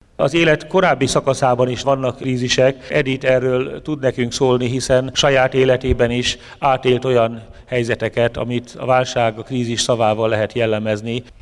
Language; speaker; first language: Hungarian; native; Hungarian